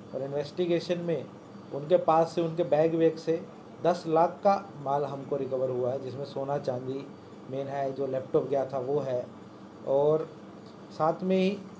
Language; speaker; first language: Hindi; non-native, local second language; Marathi